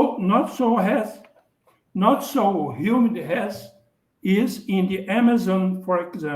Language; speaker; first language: English; non-native, learner; Portuguese